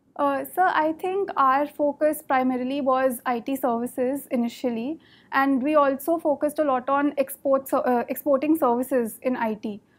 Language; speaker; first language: English; non-native, local second language; Hindi